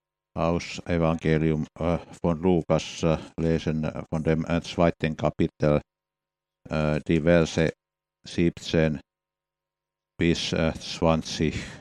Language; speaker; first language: German; non-native, fluent; Finnish